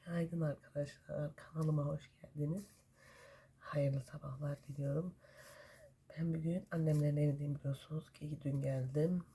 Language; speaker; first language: Turkish; early bilingual, heritage; Turkish